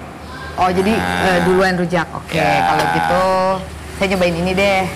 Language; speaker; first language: Indonesian; native; Indonesian